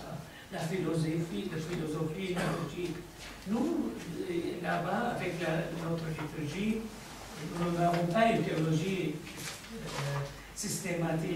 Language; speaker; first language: French; non-native, fluent; Arabic